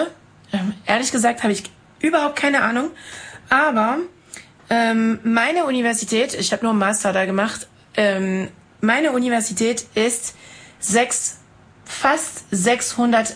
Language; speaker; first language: German; non-native, fluent; French